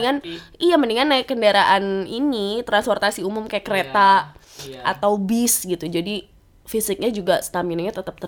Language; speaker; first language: Indonesian; native; Indonesian